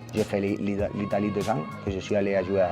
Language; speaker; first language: French; non-native, learner; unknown